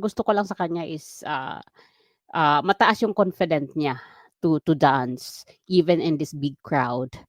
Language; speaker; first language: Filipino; non-native, local second language; Waray